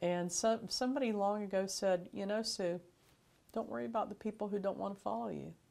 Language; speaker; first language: English; native; English